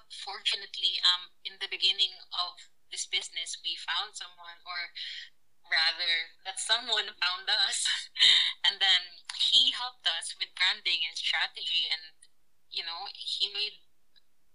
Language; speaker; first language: English; non-native, local second language; Filipino